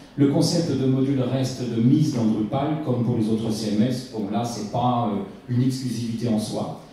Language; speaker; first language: French; native; French